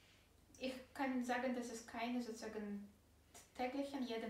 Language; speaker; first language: German; non-native, fluent; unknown